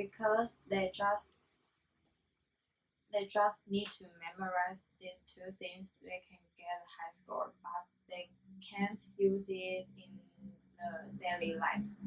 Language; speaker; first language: English; non-native, learner; Chinese